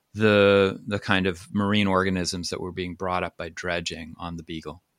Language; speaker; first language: English; native; English